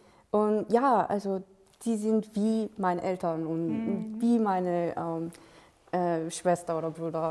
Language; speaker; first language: German; non-native, fluent; Korean